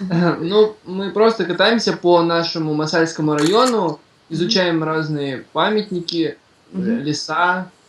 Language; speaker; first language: Russian; native; Russian